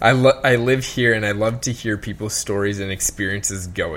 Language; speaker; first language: English; native; English